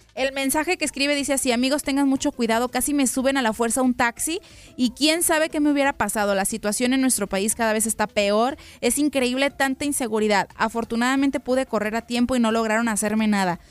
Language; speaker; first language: Spanish; native; Spanish